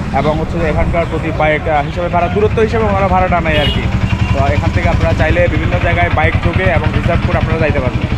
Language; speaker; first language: Bangla; native; Bangla